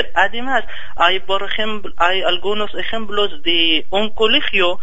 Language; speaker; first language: Spanish; non-native, fluent; Arabic